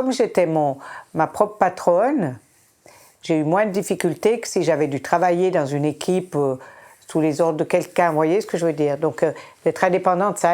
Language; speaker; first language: French; native; French